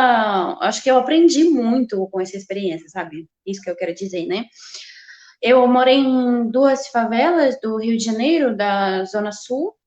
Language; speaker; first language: Portuguese; non-native, fluent; Russian